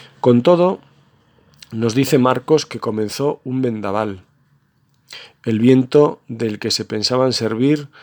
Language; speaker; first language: Spanish; native; Spanish